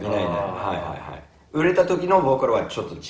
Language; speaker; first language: Japanese; non-native, fluent; English